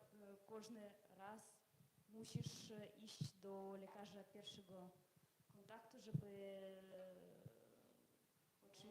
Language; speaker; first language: Polish; non-native, learner; Russian